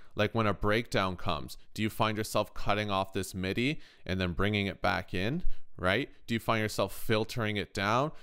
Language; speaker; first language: English; native; English